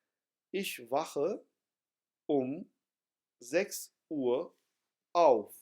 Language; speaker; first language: German; non-native, fluent; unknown